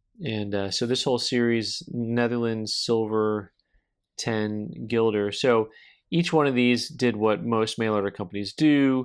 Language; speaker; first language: English; native; English